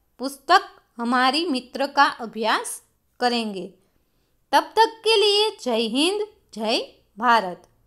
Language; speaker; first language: Hindi; non-native, local second language; Gujarati